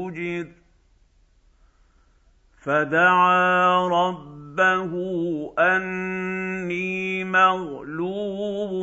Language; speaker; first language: Arabic; native; Arabic